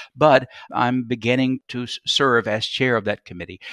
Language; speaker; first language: English; native; English